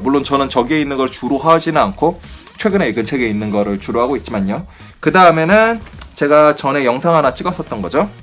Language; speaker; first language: Korean; native; Korean